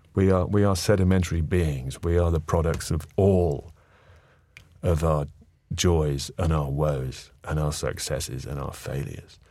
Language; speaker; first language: English; native; English